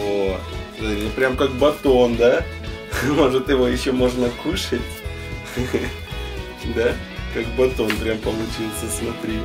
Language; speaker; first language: Russian; native; Russian